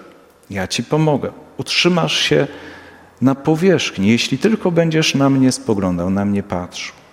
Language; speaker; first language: Polish; native; Polish